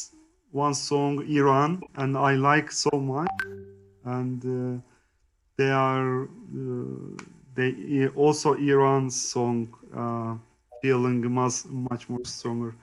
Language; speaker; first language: English; non-native, learner; Turkish